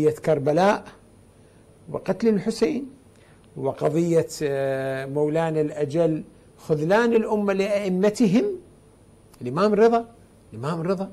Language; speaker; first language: Arabic; native; Arabic